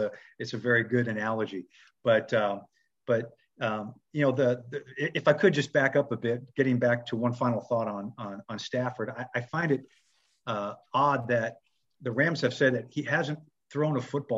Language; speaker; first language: English; native; English